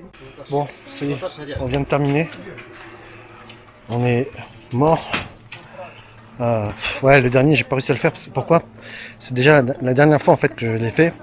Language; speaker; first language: French; native; French